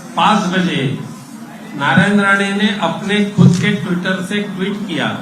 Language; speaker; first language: Hindi; non-native, local second language; Marathi